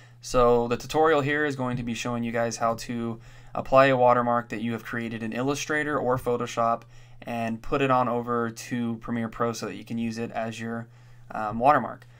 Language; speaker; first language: English; native; English